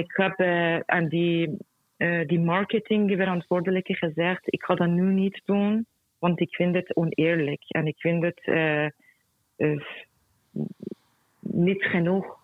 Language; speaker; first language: Dutch; non-native, fluent; Persian